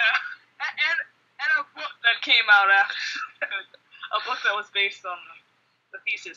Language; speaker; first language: English; native; English